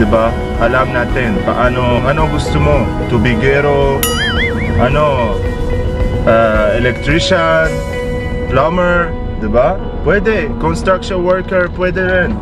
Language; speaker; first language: Filipino; non-native, learner; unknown